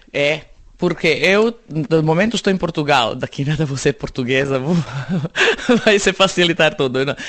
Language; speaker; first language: Portuguese; non-native, fluent; Serbian